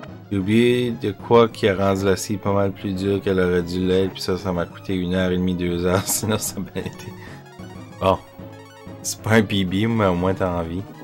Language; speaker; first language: French; native; French